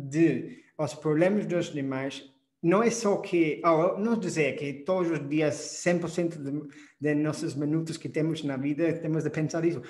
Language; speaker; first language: Portuguese; non-native, fluent; English